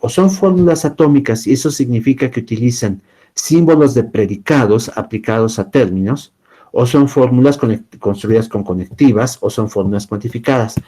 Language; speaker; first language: Spanish; native; Spanish